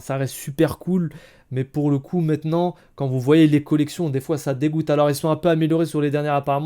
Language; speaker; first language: French; native; French